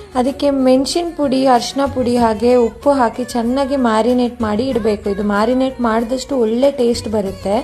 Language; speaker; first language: Kannada; non-native, local second language; Kodava